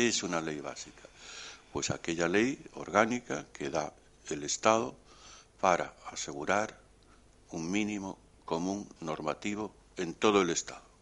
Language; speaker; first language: Spanish; native; Spanish